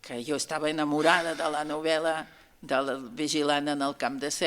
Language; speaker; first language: Catalan; non-native, fluent; Russian